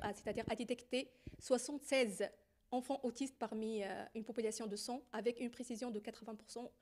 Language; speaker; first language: French; non-native, fluent; Arabic